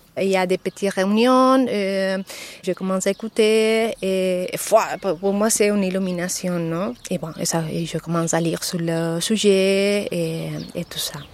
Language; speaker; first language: French; non-native, fluent; Catalan